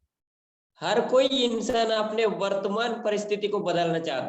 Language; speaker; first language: Hindi; native; Hindi